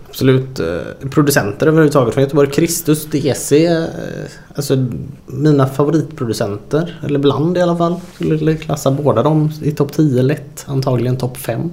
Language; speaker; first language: Swedish; native; Swedish